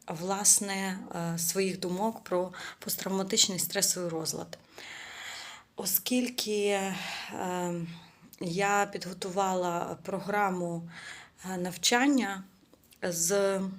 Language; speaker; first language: Ukrainian; native; Ukrainian